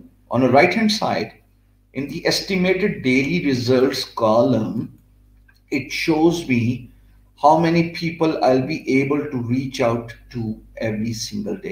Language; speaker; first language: English; non-native, local second language; Urdu